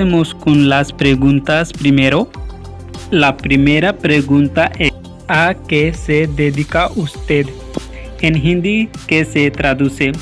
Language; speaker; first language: Spanish; non-native, learner; Hindi